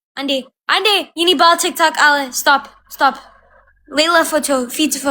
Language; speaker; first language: English; non-native, learner; Amharic